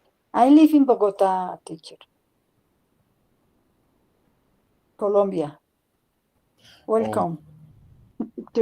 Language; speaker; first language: English; non-native, learner; Spanish